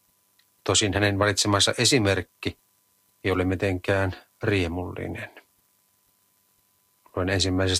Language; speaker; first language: Finnish; native; Finnish